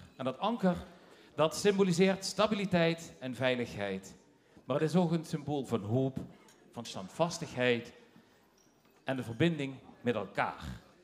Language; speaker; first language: Dutch; native; Dutch